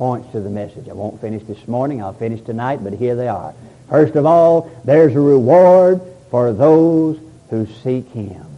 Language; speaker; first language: English; native; English